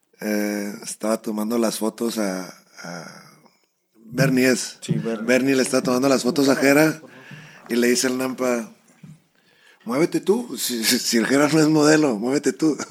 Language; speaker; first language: Spanish; native; Spanish